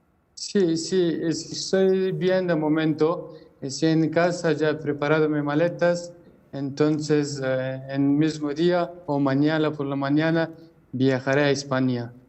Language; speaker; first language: Spanish; non-native, learner; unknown